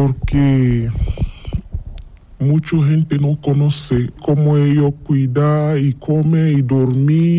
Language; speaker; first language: Spanish; non-native, learner; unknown